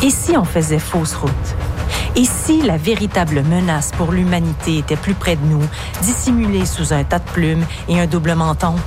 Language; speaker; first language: French; native; French